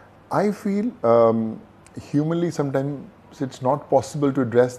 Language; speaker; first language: English; non-native, local second language; Punjabi